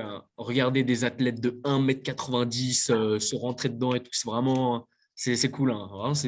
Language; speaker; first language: French; native; French